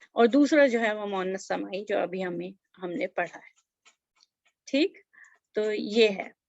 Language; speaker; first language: Urdu; native; Urdu